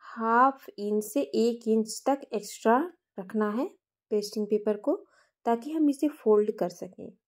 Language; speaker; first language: Hindi; native; Hindi